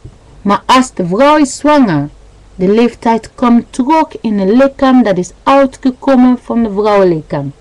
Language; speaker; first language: Dutch; non-native, learner; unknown